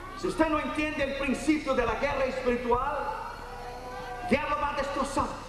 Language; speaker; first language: Spanish; non-native, fluent; Portuguese